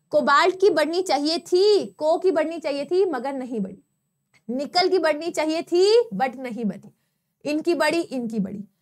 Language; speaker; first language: Hindi; non-native, local second language; Gujarati